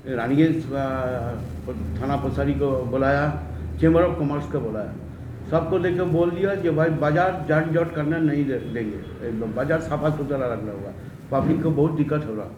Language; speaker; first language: Hindi; non-native, local second language; Bangla